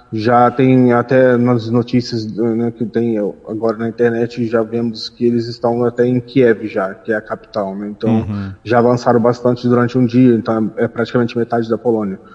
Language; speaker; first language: Portuguese; native; Portuguese